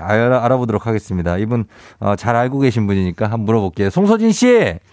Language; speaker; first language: Korean; native; Korean